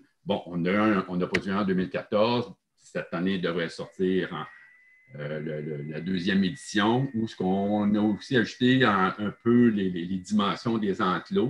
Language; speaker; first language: French; native; French